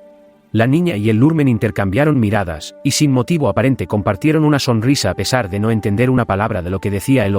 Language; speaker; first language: Spanish; native; Spanish